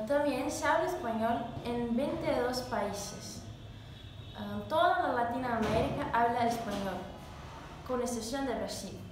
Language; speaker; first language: Spanish; non-native, fluent; Portuguese